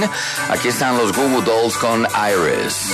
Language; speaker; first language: Spanish; native; Spanish